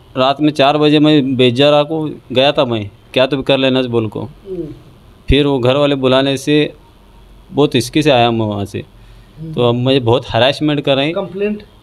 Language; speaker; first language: Hindi; non-native, local second language; Urdu